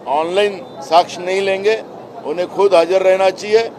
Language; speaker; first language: Hindi; non-native, local second language; Marathi